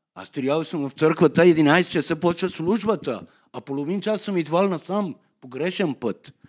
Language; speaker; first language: Bulgarian; non-native, learner; Persian